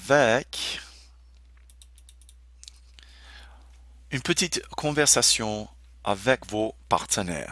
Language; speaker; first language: French; non-native, fluent; English